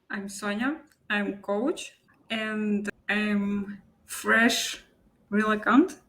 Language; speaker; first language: English; non-native, local second language; Russian